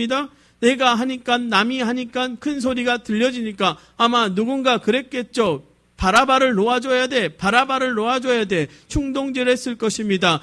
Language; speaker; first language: Korean; native; Korean